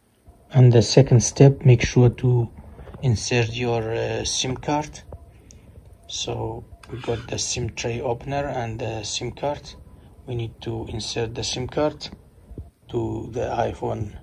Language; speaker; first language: English; non-native, fluent; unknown